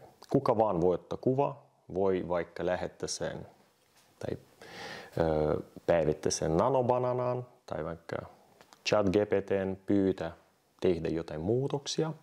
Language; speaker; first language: Finnish; non-native, fluent; Russian